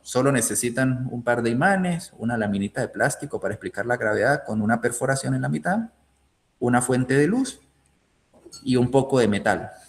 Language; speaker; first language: Spanish; native; Spanish